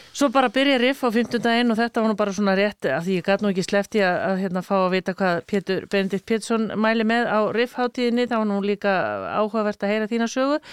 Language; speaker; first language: Icelandic; native; Icelandic